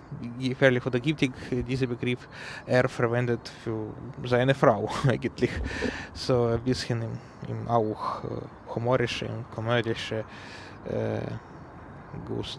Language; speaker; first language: German; non-native, learner; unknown